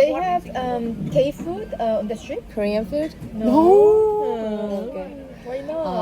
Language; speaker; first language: English; non-native, learner; Korean